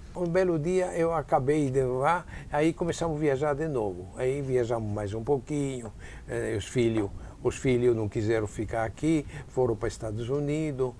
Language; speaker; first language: Portuguese; non-native, fluent; Italian